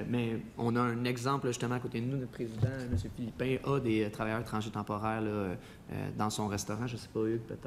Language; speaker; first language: French; native; French